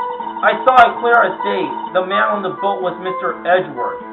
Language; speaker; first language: English; native; English